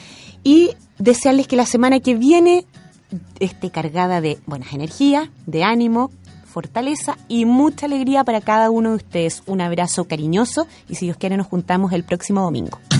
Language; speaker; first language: Spanish; native; Spanish